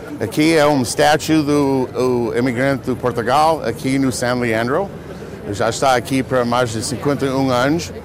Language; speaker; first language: Portuguese; early bilingual, heritage; English